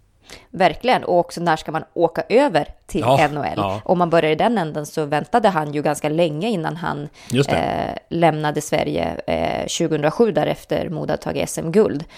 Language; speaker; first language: Swedish; native; Swedish